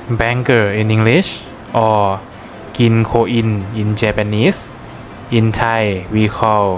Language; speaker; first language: English; non-native, fluent; Thai